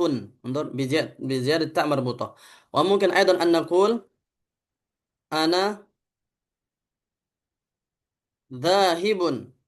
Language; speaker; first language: Arabic; non-native, fluent; Indonesian